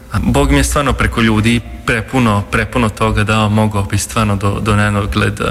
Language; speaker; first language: Croatian; non-native, local second language; Hungarian